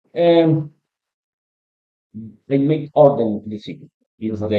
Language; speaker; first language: English; non-native, learner; Spanish